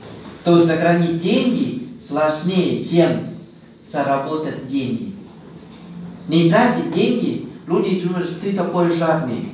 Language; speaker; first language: Russian; non-native, learner; Thai